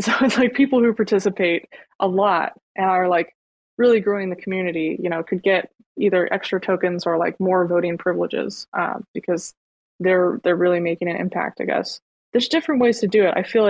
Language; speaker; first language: English; native; English